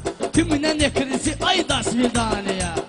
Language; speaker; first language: Russian; non-native, learner; Azerbaijani